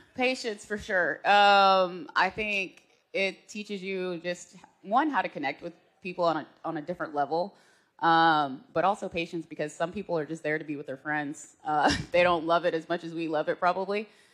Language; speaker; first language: English; native; English